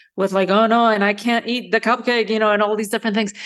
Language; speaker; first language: English; early bilingual, other home language; Spanish